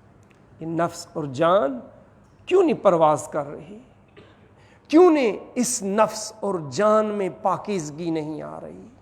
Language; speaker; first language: Urdu; native; Urdu